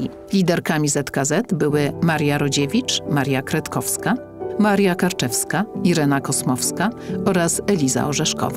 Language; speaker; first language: Polish; native; Polish